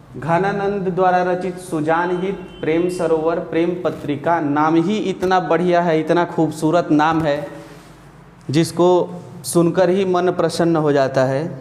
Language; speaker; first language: Hindi; native; Hindi